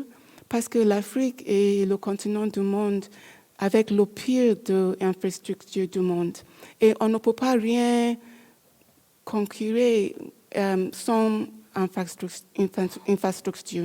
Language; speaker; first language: French; non-native, learner; English